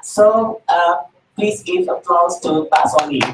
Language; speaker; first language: English; non-native, learner; Indonesian